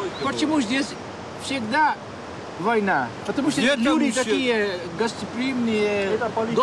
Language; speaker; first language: Russian; non-native, learner; Dutch